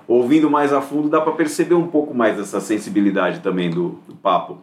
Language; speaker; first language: Portuguese; native; Portuguese